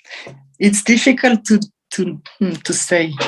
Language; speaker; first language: English; non-native, learner; French